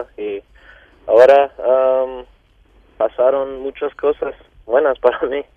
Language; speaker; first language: Spanish; non-native, local second language; English